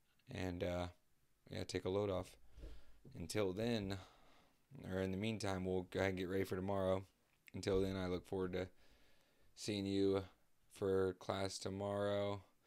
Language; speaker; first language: English; native; English